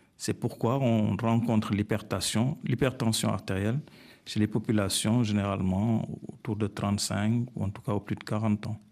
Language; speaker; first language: French; non-native, local second language; Wolof